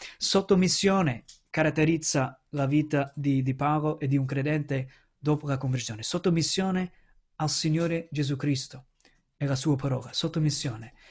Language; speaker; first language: Italian; non-native, fluent; English